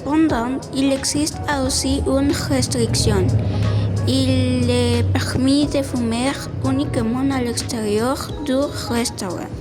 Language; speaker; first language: French; non-native, learner; Spanish